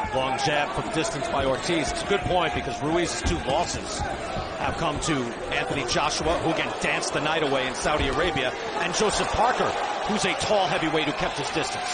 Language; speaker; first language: English; native; English